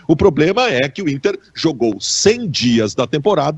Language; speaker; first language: Portuguese; native; Portuguese